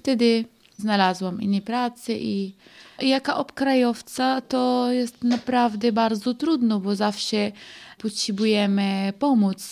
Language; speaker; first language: Polish; non-native, learner; Arabic